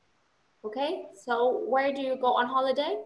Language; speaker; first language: English; non-native, fluent; Vietnamese